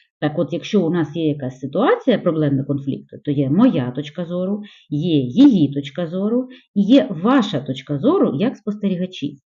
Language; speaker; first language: Ukrainian; non-native, local second language; Russian